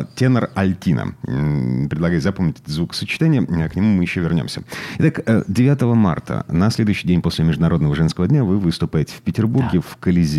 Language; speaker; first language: Russian; native; Russian